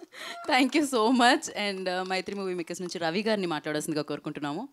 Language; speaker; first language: Telugu; native; Telugu